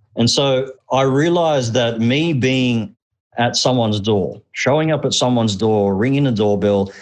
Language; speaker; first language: English; early bilingual, other home language; Arabic